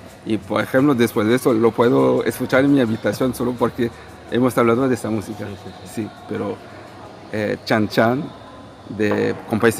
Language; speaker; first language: Spanish; non-native, fluent; Portuguese